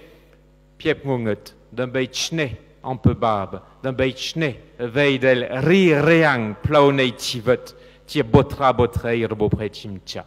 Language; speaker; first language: Khmer; non-native, fluent; French